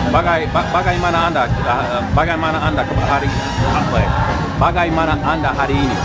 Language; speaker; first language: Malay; non-native, learner; English